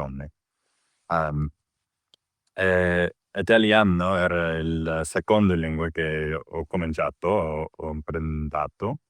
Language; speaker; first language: Italian; non-native, learner; English